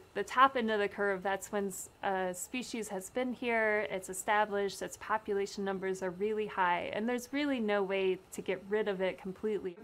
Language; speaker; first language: English; native; English